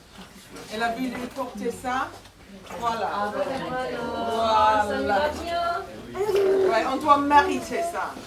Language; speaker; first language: French; non-native, fluent; English